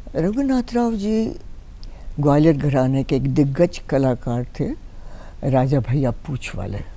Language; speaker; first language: Hindi; native; Hindi